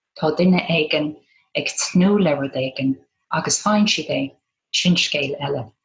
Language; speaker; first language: Irish; non-native, local second language; English